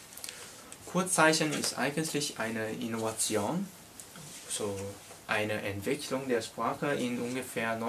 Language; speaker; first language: German; non-native, learner; Cantonese